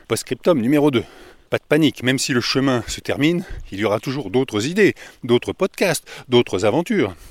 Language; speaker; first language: French; native; French